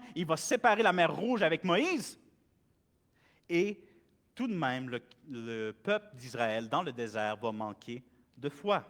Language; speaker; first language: French; native; French